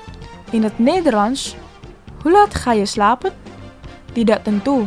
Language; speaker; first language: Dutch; non-native, learner; Indonesian